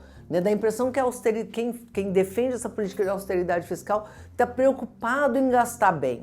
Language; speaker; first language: Portuguese; native; Portuguese